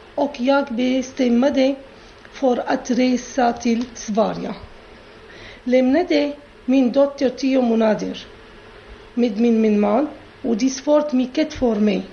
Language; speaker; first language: Swedish; non-native, learner; Arabic